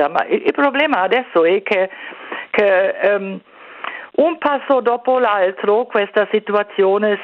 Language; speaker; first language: Italian; non-native, fluent; German